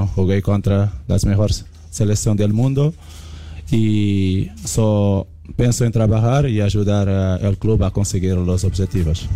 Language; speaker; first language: Spanish; non-native, fluent; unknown